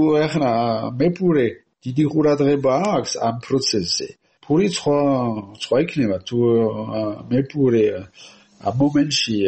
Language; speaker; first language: Georgian; non-native, learner; French